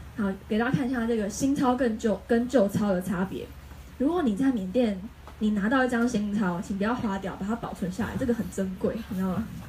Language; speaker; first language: Chinese; native; Chinese